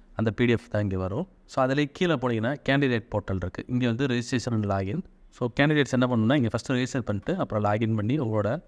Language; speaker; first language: Tamil; native; Tamil